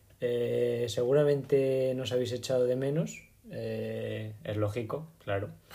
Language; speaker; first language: Spanish; native; Spanish